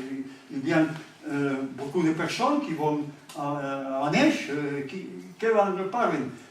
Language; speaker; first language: French; non-native, learner; Catalan